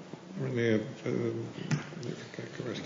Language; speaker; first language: Dutch; native; Dutch